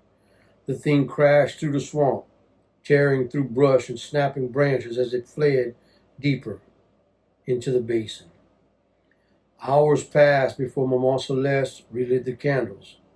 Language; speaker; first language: English; native; English